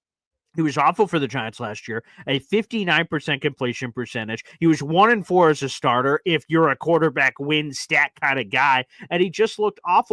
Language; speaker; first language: English; native; English